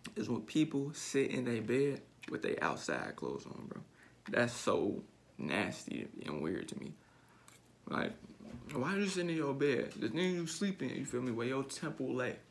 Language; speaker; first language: English; native; English